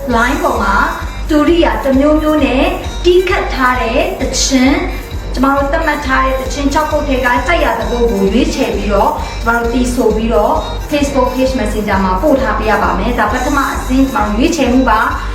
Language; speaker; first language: Burmese; non-native, local second language; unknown